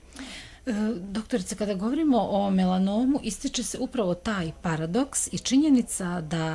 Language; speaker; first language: Croatian; native; Croatian